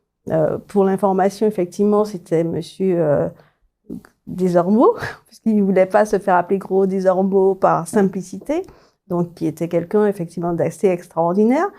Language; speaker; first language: French; native; French